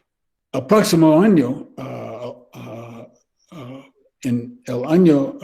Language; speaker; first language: Spanish; non-native, learner; English